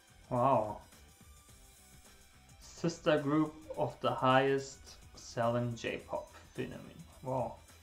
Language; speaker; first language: English; non-native, fluent; German